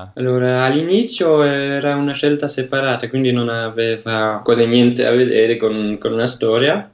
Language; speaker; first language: Italian; non-native, fluent; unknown